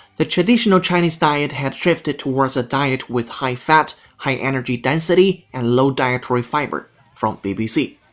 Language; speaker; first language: English; non-native, fluent; Chinese